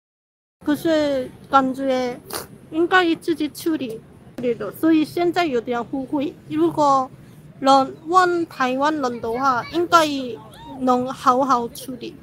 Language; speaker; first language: Chinese; non-native, fluent; Korean